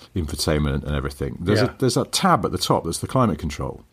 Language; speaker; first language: English; native; English